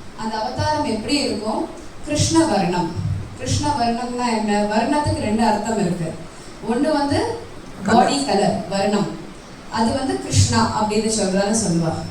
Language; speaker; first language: Tamil; early bilingual, heritage; Tamil